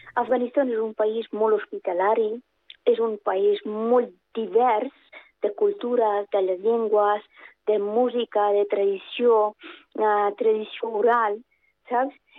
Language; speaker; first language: Catalan; non-native, fluent; Persian